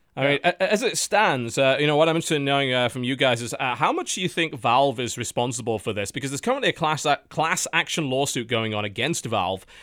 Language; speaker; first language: English; native; English